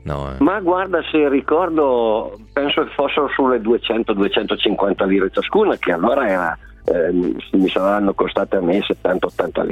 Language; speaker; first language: Italian; native; Italian